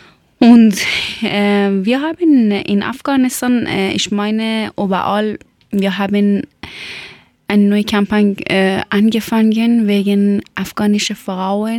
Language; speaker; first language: German; non-native, learner; Persian